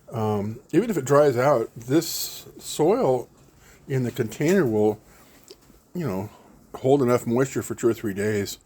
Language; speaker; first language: English; native; English